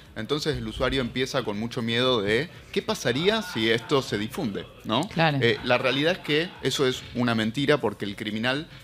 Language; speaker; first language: Spanish; native; Spanish